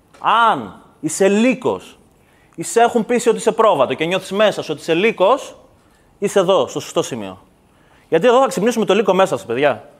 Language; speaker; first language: Greek; early bilingual, other home language; Kurdish